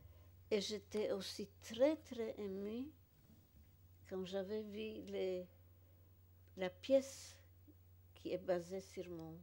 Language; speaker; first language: French; non-native, fluent; Polish